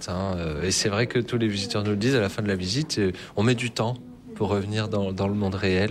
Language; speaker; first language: French; native; French